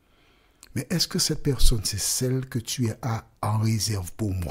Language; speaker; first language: French; native; French